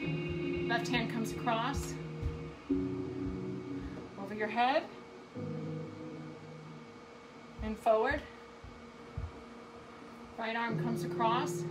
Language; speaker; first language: English; native; English